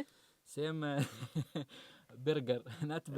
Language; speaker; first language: English; non-native, learner; Arabic